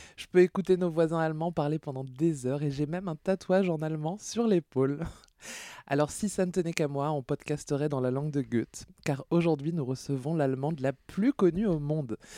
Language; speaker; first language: French; native; French